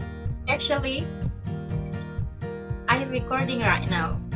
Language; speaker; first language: English; non-native, learner; Indonesian